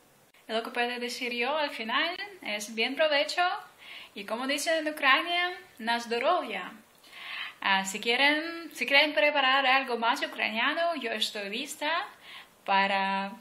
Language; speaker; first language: Spanish; non-native, fluent; Ukrainian